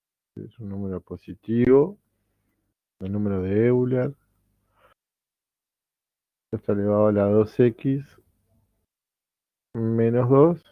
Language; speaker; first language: Spanish; native; Spanish